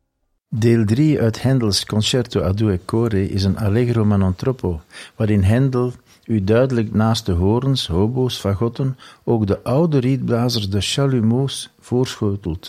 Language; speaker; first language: Dutch; native; Dutch